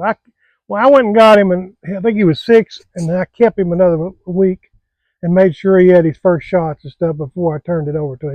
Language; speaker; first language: English; native; English